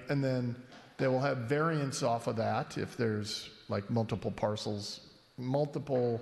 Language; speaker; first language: English; native; English